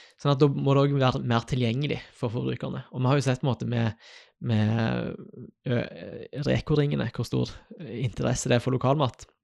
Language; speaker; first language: Norwegian; native; Norwegian